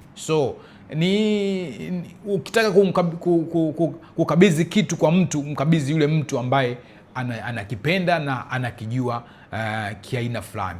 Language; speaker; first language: Swahili; early bilingual, heritage; Swahili